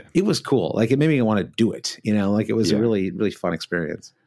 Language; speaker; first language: English; native; English